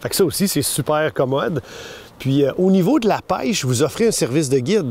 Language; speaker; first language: French; native; French